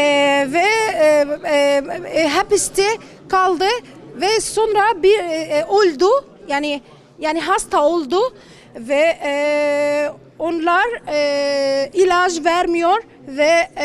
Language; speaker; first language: Turkish; non-native, learner; Arabic